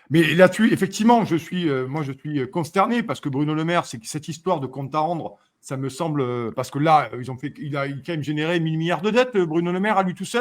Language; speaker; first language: French; native; French